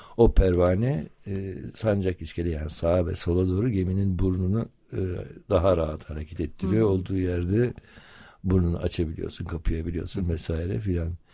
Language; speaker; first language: Turkish; native; Turkish